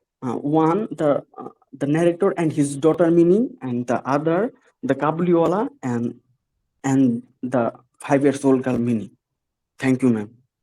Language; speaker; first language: English; non-native, learner; Bangla